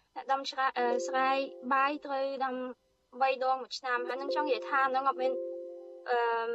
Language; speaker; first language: Khmer; early bilingual, heritage; Khmer